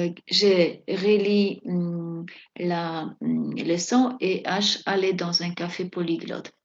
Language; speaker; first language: French; non-native, fluent; Spanish